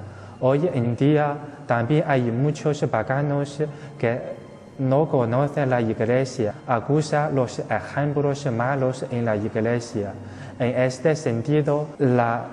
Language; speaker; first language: Spanish; non-native, fluent; Chinese